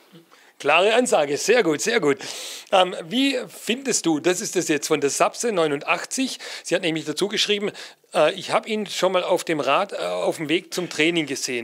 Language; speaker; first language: German; native; German